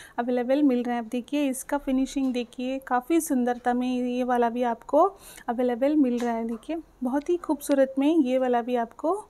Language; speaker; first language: Hindi; non-native, local second language; Telugu